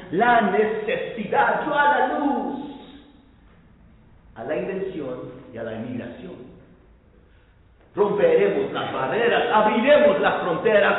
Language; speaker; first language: Spanish; early bilingual, heritage; Spanish